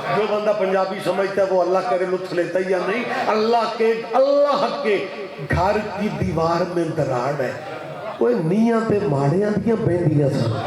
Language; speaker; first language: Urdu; non-native, local second language; Punjabi